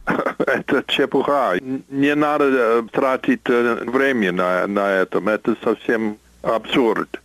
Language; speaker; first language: Russian; non-native, fluent; English